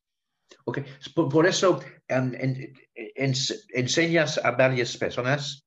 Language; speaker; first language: Spanish; non-native, learner; English